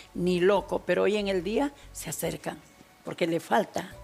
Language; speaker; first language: Spanish; native; Spanish